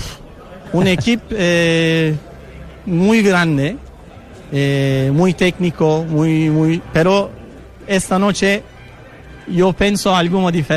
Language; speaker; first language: Spanish; non-native, learner; Turkish